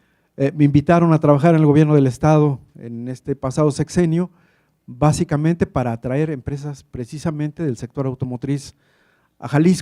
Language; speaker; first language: Spanish; native; Spanish